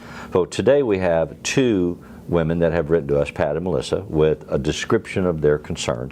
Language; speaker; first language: English; native; English